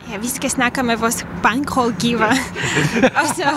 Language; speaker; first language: Danish; non-native, learner; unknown